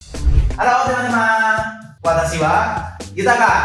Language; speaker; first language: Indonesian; non-native, fluent; Japanese